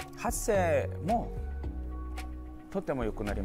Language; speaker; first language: Japanese; non-native, learner; Korean